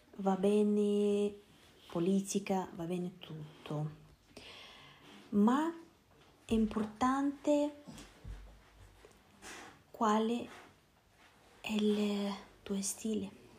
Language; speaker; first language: Italian; non-native, learner; Russian